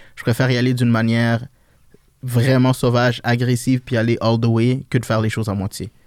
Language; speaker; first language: French; early bilingual, other home language; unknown